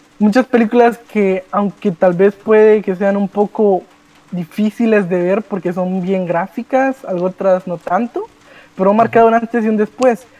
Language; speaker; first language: Spanish; native; Spanish